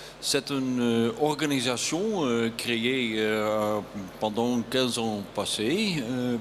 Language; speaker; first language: French; non-native, learner; Dutch